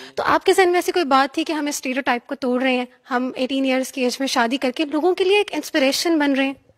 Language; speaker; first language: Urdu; native; Urdu